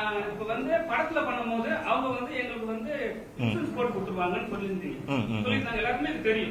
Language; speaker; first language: Tamil; native; Tamil